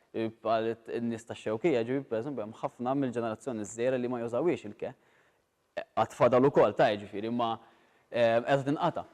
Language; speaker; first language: Maltese; native; Maltese